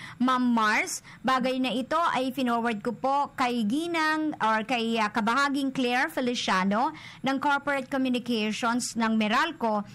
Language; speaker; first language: Filipino; native; Filipino